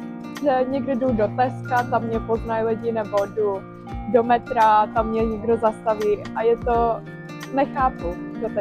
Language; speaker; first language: Czech; early bilingual, heritage; Czech